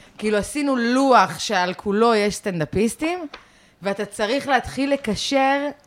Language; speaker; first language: Hebrew; early bilingual, other home language; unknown